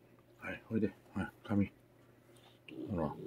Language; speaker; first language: Japanese; native; Japanese